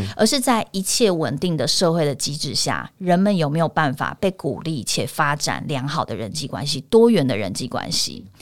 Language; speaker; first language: Chinese; native; Chinese